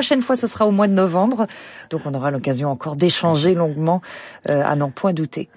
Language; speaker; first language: French; native; French